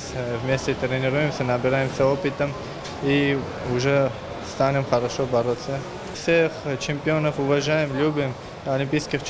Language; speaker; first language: Russian; non-native, learner; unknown